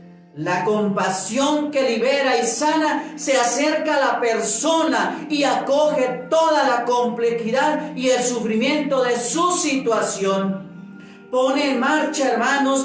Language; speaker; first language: Spanish; native; Spanish